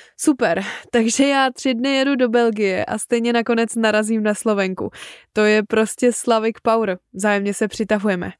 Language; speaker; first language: Czech; native; Czech